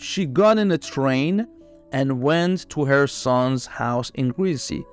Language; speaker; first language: English; non-native, fluent; Persian